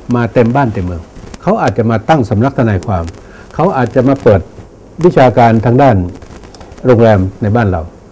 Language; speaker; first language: Thai; non-native, local second language; Northeastern Thai